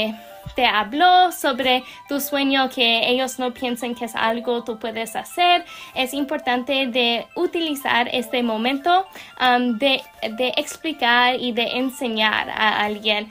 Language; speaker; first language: Spanish; non-native, learner; English